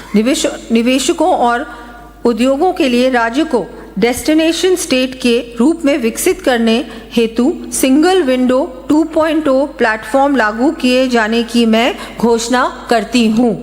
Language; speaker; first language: Hindi; native; Hindi